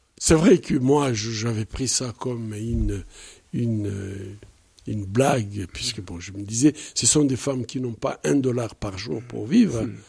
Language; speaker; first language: French; non-native, local second language; Swahili